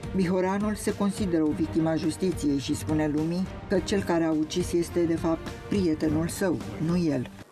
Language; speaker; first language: Romanian; native; Romanian